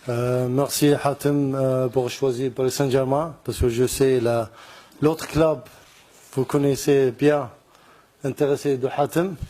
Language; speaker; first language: French; non-native, learner; Arabic